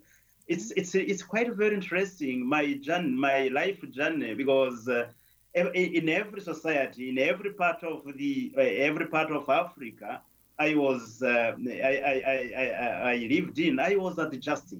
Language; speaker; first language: English; non-native, local second language; Kinyarwanda